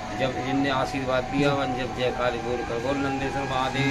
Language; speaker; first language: Hindi; native; Hindi